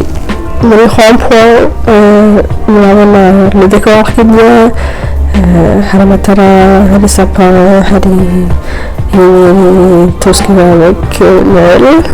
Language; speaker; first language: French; non-native, local second language; Rundi